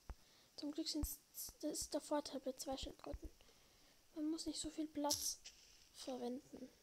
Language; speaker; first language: German; native; German